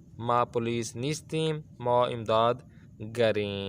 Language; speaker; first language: Persian; non-native, fluent; Urdu